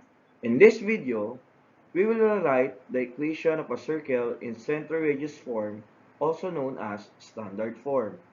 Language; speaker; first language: English; non-native, local second language; Filipino